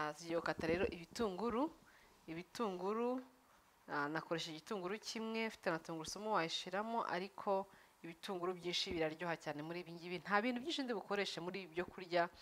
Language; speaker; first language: Kinyarwanda; early bilingual, heritage; Kinyarwanda